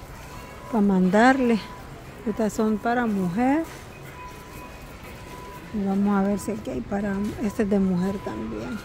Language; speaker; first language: Spanish; native; Spanish